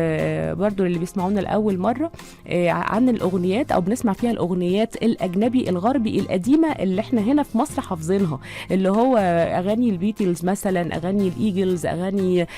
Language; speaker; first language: Arabic; native; Arabic